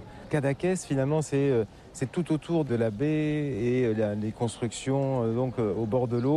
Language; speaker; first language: French; native; French